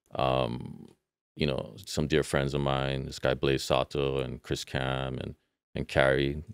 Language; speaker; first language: English; native; English